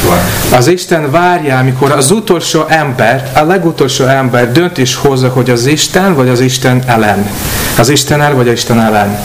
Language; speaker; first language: Hungarian; non-native, fluent; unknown